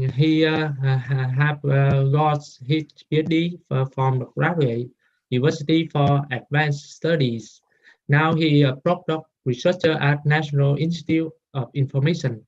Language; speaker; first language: English; non-native, learner; Vietnamese